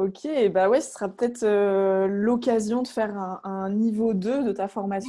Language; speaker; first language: French; native; French